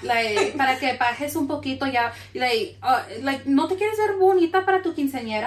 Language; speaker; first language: Spanish; early bilingual, heritage; Spanish